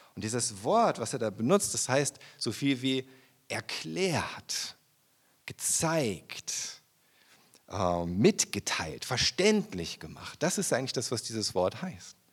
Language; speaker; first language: German; native; German